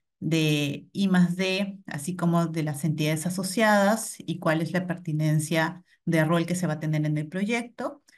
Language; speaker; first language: Spanish; native; Spanish